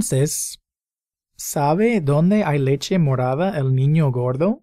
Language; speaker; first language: Spanish; non-native, fluent; English